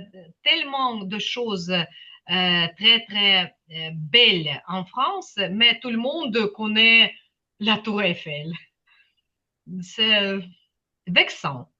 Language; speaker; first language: French; non-native, fluent; Ukrainian